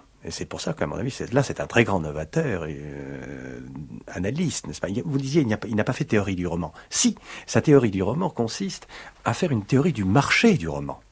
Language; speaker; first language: French; native; French